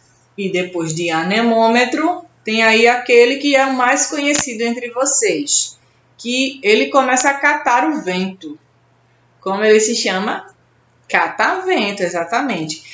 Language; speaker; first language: Portuguese; native; Portuguese